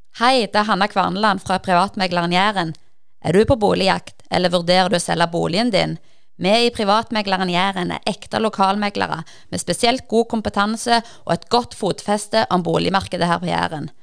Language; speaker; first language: Norwegian; native; Norwegian